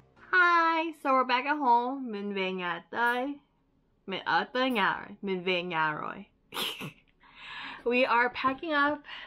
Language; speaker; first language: English; early bilingual, other home language; Vietnamese